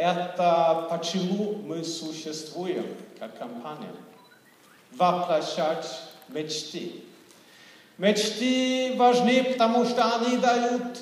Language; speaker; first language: Russian; non-native, fluent; Swedish